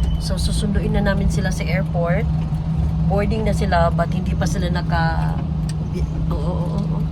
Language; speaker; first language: Filipino; non-native, local second language; Cebuano